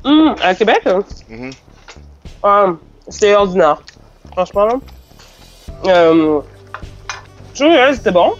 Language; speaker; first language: French; native; French